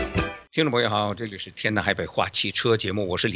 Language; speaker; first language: Chinese; native; Chinese